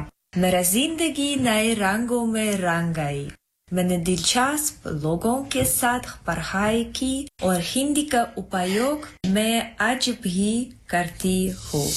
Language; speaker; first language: Hindi; non-native, fluent; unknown